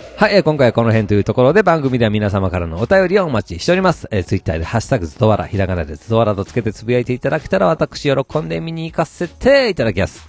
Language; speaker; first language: Japanese; native; Japanese